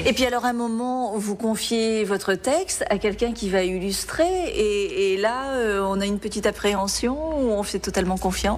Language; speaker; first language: French; native; French